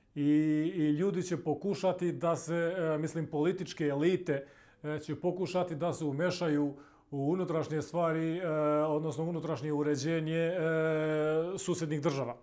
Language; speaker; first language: Serbian; non-native, local second language; Albanian